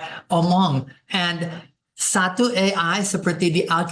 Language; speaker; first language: Indonesian; non-native, fluent; English